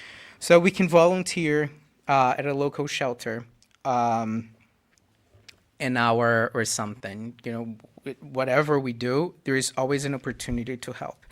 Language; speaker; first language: English; non-native, fluent; Portuguese